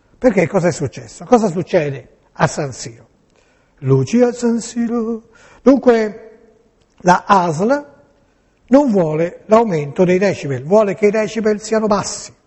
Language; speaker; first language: Italian; native; Italian